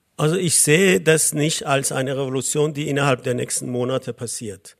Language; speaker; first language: German; non-native, fluent; Persian